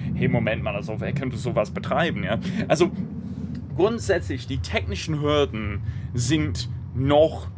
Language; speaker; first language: German; non-native, fluent; English